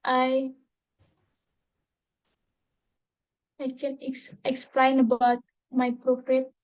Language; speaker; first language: English; non-native, learner; Indonesian